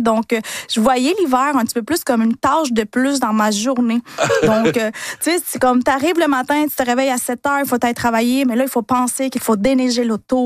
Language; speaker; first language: French; early bilingual, other home language; Spanish